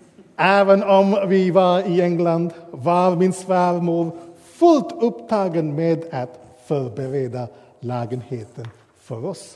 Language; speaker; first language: Swedish; non-native, fluent; English